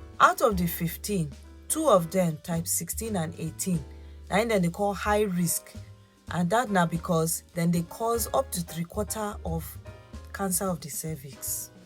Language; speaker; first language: Nigerian Pidgin; non-native, local second language; Yoruba